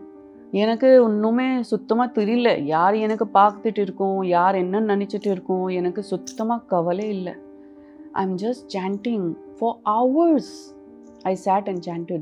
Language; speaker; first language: Tamil; non-native, fluent; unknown